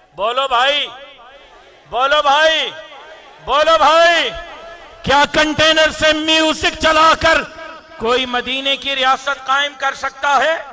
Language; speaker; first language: Urdu; non-native, local second language; Sindhi